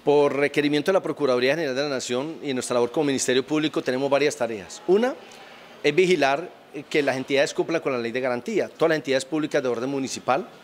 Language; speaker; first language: Spanish; native; Spanish